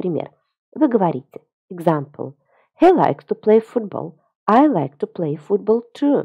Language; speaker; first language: English; non-native, fluent; Russian